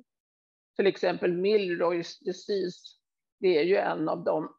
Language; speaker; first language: Swedish; native; Swedish